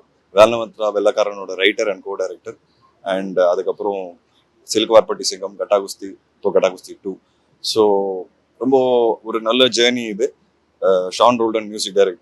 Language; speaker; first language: Tamil; native; Tamil